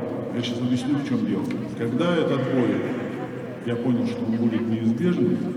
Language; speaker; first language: Russian; native; Russian